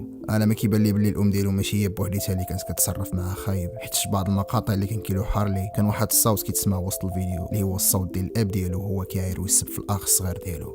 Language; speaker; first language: Arabic; native; Arabic